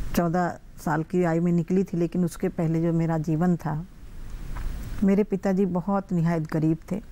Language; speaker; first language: Hindi; native; Hindi